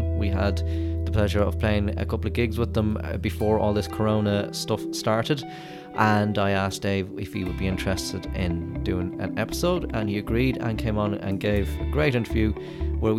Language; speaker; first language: English; native; English